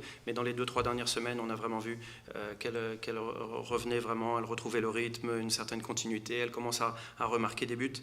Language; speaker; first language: French; native; French